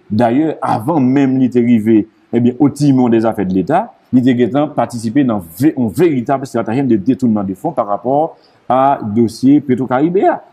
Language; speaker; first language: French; non-native, local second language; Haitian Creole